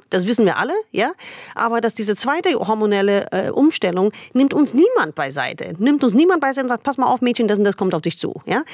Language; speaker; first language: German; non-native, fluent; English